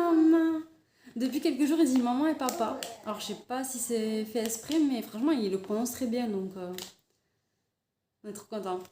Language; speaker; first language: French; native; French